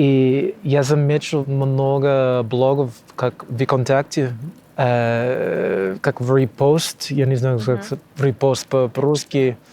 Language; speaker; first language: Russian; non-native, learner; English